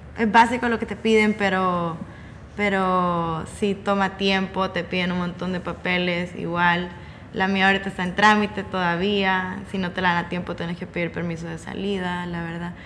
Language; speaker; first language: Spanish; native; Spanish